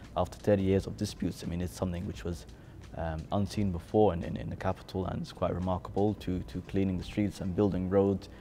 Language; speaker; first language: English; native; English